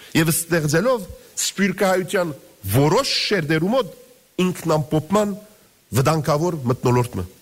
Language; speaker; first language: Armenian; early bilingual, heritage; Armenian